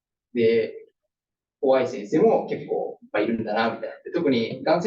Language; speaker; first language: Japanese; native; Japanese